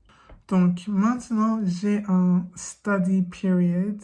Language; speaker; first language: French; non-native, learner; English